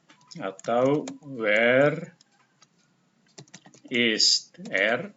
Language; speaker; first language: German; non-native, fluent; Indonesian